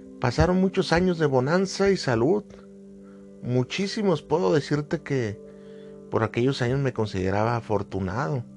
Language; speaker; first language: Spanish; native; Spanish